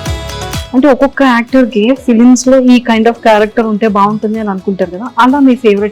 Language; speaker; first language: Telugu; native; Telugu